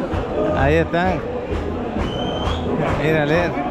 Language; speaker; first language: Spanish; native; Spanish